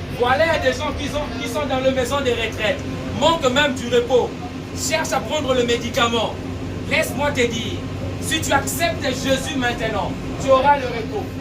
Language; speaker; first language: French; non-native, local second language; Lingala